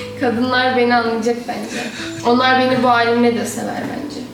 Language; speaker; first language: Turkish; native; Turkish